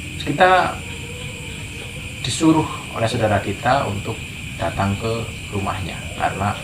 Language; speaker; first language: Indonesian; native; Indonesian